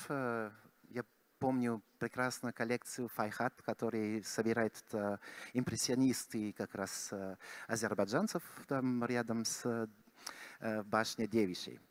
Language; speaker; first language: Russian; non-native, fluent; French